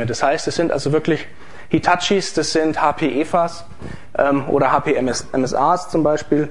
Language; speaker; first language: German; native; German